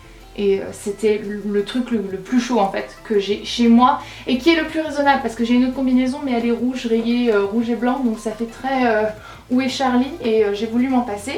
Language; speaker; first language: French; native; French